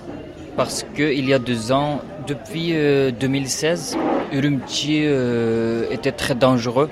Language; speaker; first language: French; non-native, learner; Uyghur